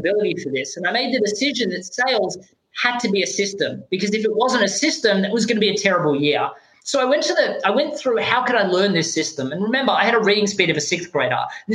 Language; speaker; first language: English; native; English